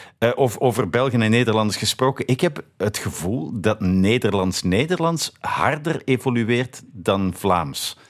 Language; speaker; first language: Dutch; native; Dutch